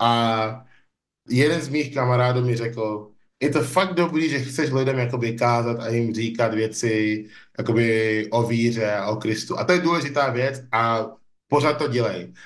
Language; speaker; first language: Czech; early bilingual, other home language; English